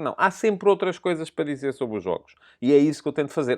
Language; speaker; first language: Portuguese; native; Portuguese